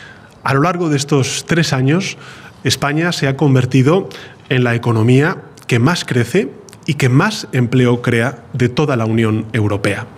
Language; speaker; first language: Spanish; native; Spanish